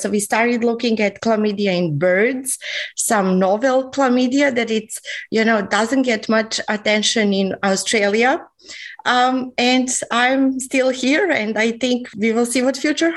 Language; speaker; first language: English; non-native, fluent; Serbian